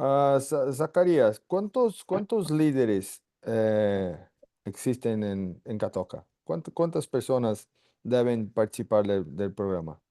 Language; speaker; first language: Spanish; non-native, fluent; Portuguese